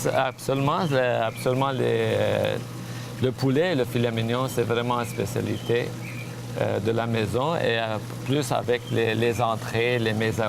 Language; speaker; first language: French; non-native, fluent; Armenian